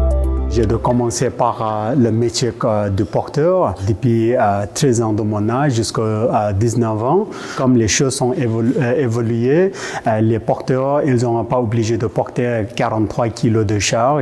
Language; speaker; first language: French; non-native, fluent; Sherpa